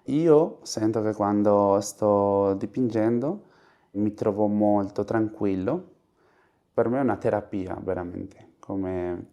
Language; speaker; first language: Italian; non-native, fluent; Spanish